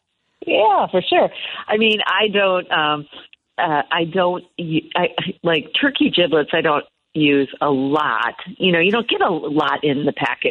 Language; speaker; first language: English; native; English